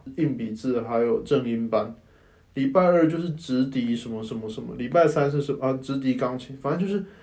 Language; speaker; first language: Chinese; non-native, local second language; Min Nan Chinese